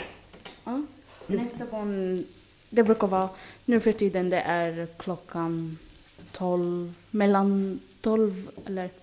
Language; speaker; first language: Swedish; non-native, fluent; Arabic